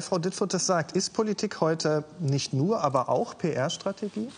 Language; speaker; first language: German; native; German